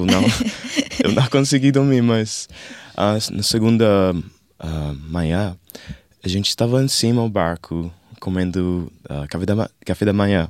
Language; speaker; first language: Portuguese; non-native, learner; English